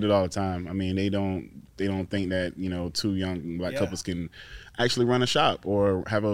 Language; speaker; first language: English; native; English